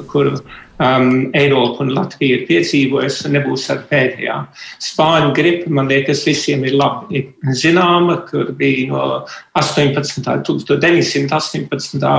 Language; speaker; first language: Latvian; early bilingual, heritage; Latvian